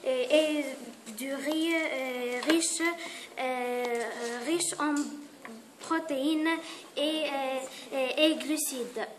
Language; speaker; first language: French; non-native, learner; Arabic